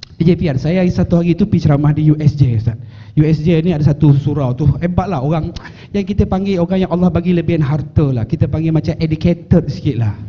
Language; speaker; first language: Malay; native; Malay